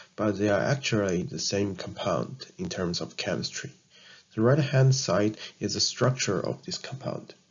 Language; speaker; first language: English; non-native, learner; Chinese